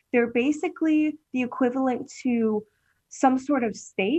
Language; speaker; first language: English; early bilingual, heritage; English